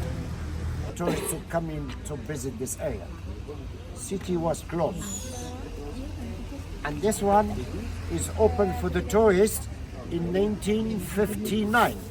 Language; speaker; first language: English; non-native, learner; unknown